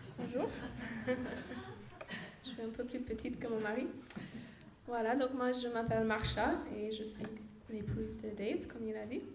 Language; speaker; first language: French; non-native, fluent; English